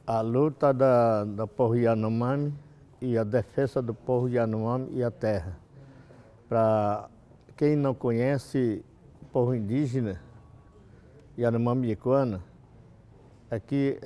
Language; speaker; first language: Portuguese; non-native, local second language; Yanomámi